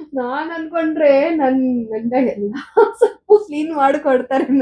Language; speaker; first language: Kannada; non-native, learner; Marathi